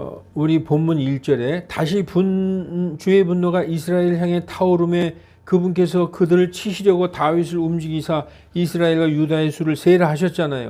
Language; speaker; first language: Korean; native; Korean